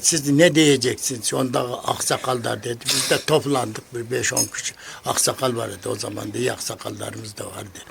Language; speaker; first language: Turkish; non-native, learner; Kyrgyz